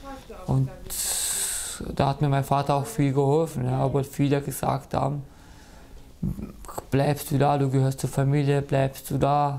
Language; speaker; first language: German; early bilingual, other home language; Kurdish